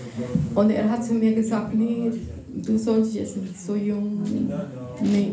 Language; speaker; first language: German; non-native, fluent; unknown